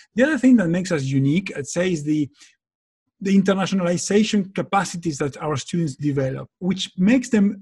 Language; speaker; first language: English; non-native, fluent; Spanish